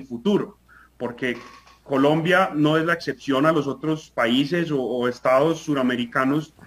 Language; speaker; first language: Spanish; native; Spanish